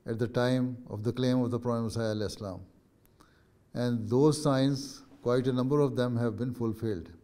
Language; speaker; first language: English; non-native, local second language; Urdu